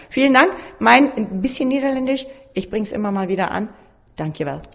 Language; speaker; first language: German; native; German